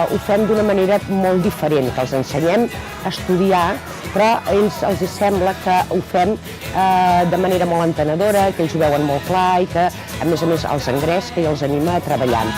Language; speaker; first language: Catalan; native; Catalan